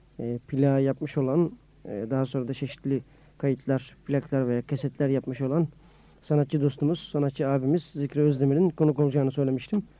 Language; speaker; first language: Turkish; native; Turkish